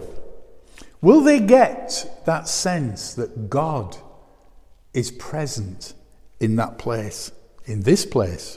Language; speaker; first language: English; native; English